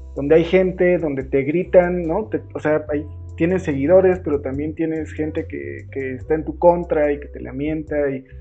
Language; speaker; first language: Spanish; native; Spanish